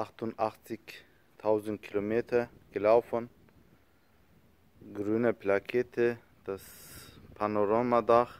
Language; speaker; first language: German; non-native, learner; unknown